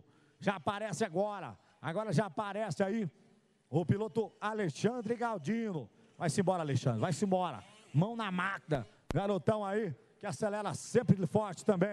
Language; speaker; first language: Portuguese; native; Portuguese